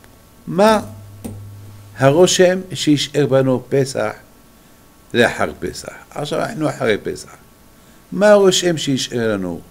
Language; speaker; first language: Hebrew; non-native, fluent; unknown